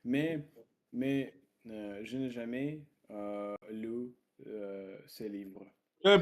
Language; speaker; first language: French; non-native, learner; Russian